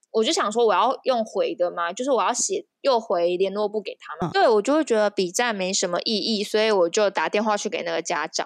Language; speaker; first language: Chinese; native; Chinese